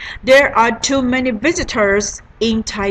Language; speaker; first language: English; non-native, learner; Chinese